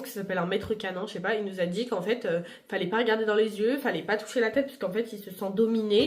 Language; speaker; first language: French; native; French